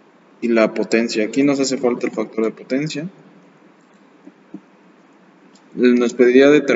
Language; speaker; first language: Spanish; native; Spanish